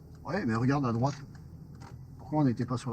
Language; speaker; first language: French; native; French